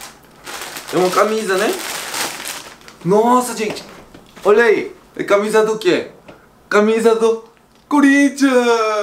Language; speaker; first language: Portuguese; non-native, fluent; Korean